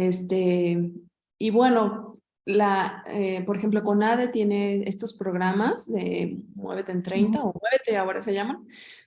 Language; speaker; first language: Spanish; native; Spanish